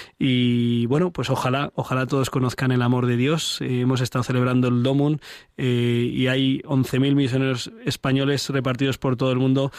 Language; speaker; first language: Spanish; native; Spanish